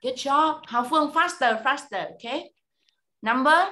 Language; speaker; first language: English; non-native, fluent; Vietnamese